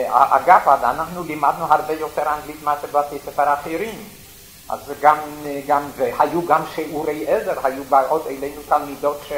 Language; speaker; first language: Hebrew; non-native, fluent; Yiddish